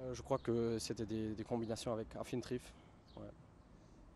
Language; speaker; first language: French; non-native, fluent; German